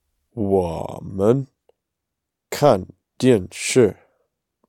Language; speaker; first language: Chinese; non-native, learner; English